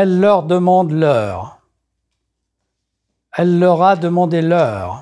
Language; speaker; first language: French; native; French